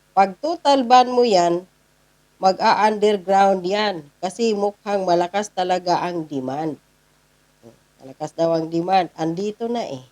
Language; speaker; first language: Filipino; non-native, local second language; Cebuano